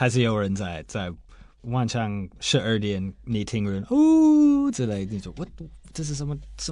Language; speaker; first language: Chinese; non-native, fluent; English